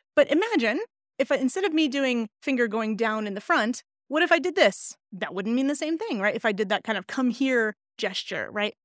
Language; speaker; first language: English; native; English